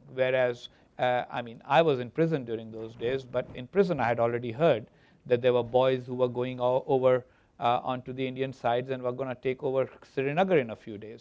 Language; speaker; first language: English; non-native, local second language; Urdu